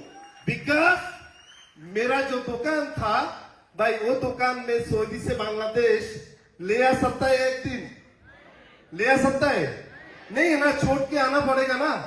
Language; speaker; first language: Hindi; non-native, learner; Bangla